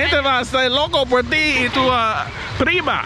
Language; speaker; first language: Spanish; non-native, learner; English